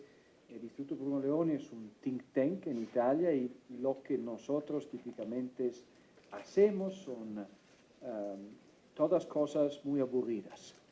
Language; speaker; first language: Spanish; non-native, fluent; Italian